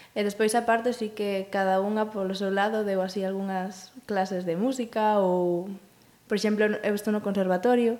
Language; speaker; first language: Galician; native; Galician